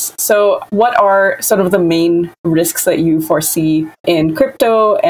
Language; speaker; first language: English; non-native, local second language; Filipino